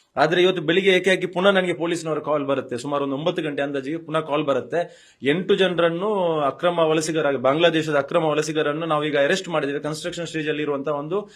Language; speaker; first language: Kannada; native; Kannada